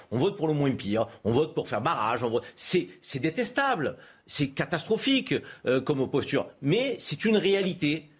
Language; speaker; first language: French; native; French